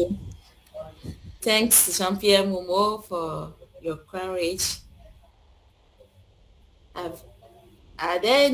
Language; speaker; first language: English; non-native, learner; French